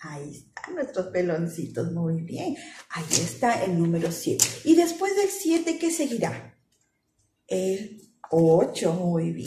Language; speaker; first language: Spanish; native; Spanish